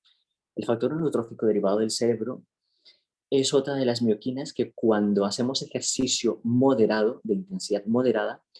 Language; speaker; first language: Spanish; native; Spanish